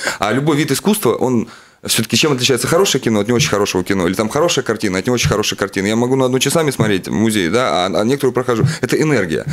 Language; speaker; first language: Russian; native; Russian